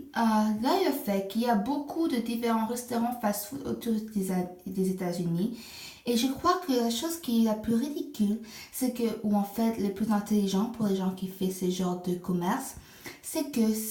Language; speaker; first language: French; non-native, fluent; English